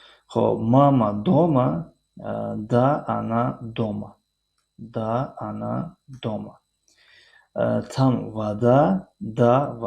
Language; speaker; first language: Russian; non-native, fluent; Tajik